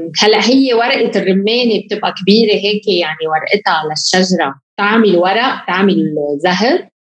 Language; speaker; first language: Arabic; native; Arabic